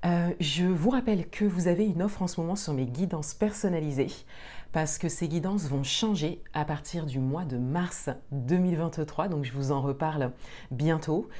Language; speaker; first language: French; native; French